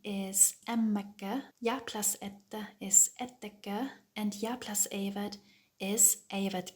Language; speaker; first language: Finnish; non-native, fluent; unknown